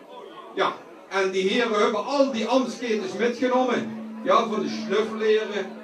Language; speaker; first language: Dutch; non-native, local second language; Limburgish